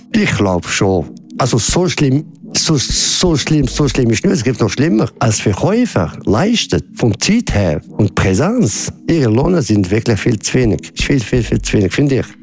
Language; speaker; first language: German; non-native, learner; Arabic